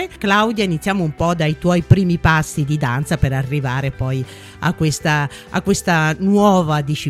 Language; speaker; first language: Italian; native; Italian